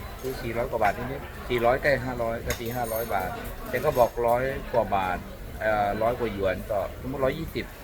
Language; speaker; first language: Thai; native; Thai